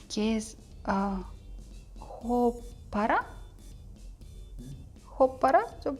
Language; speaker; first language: Spanish; non-native, learner; Russian